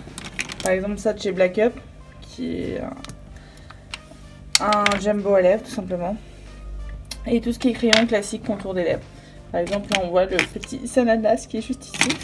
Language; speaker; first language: French; native; French